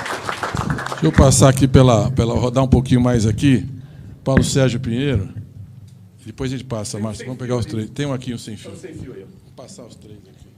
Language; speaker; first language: Portuguese; native; Portuguese